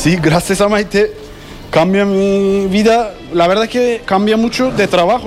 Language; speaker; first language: Spanish; non-native, learner; Turkish